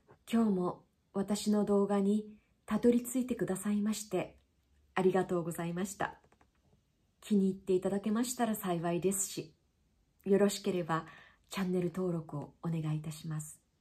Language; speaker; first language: Japanese; native; Japanese